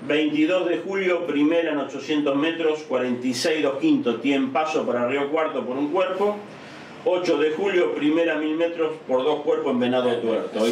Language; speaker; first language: Spanish; native; Spanish